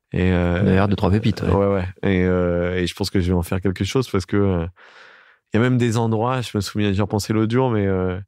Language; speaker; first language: French; native; French